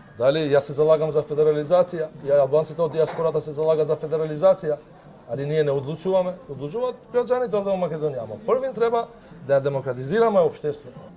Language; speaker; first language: Macedonian; non-native, local second language; Albanian